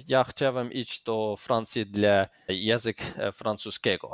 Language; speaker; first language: Polish; non-native, learner; Azerbaijani